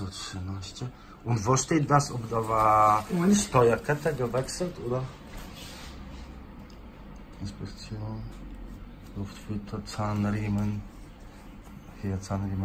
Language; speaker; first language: German; non-native, learner; Polish